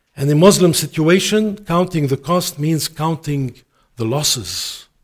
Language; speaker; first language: English; non-native, fluent; Arabic